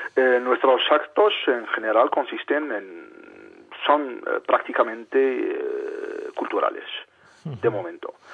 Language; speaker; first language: Spanish; non-native, fluent; Arabic